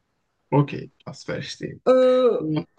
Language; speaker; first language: German; non-native, learner; Turkish